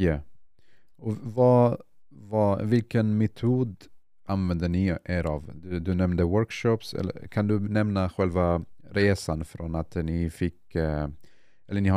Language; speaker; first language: Swedish; non-native, fluent; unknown